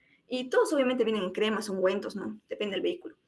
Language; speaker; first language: Spanish; native; Spanish